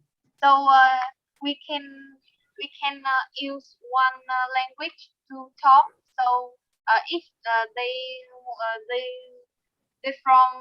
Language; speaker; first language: English; non-native, learner; Vietnamese